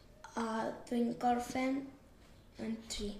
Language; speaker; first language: Welsh; non-native, learner; Spanish